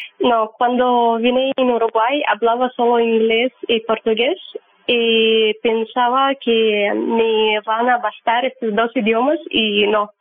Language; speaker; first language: Spanish; non-native, learner; Russian